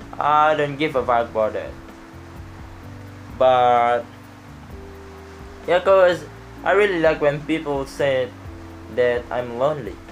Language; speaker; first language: English; non-native, learner; Indonesian